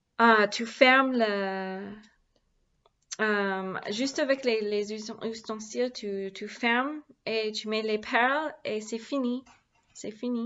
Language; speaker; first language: French; non-native, learner; English